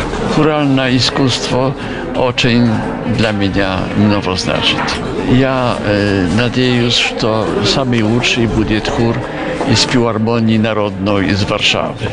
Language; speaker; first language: Russian; non-native, fluent; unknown